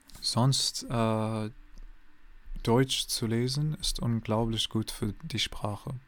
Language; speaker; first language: German; non-native, learner; English